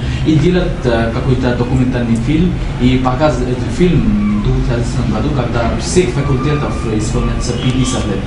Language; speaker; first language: Russian; non-native, fluent; Bangla